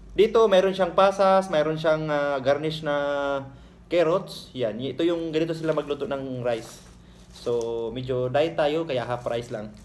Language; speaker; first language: Filipino; non-native, local second language; Cebuano